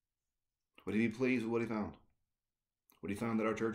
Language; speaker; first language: English; native; English